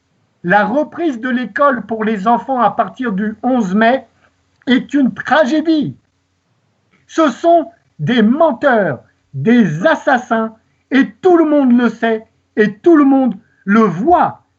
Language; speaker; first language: French; native; French